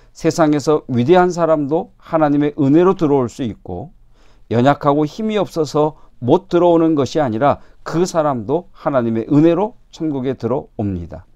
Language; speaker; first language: Korean; native; Korean